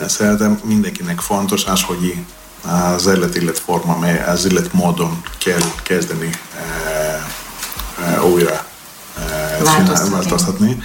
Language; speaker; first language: Hungarian; non-native, learner; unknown